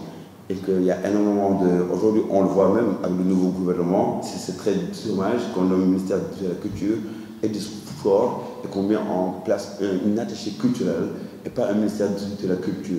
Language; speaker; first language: French; non-native, local second language; Wolof